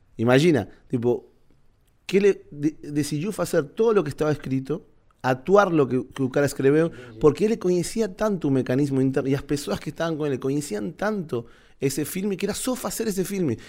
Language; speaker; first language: Portuguese; non-native, learner; Spanish